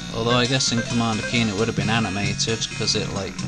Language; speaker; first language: English; native; English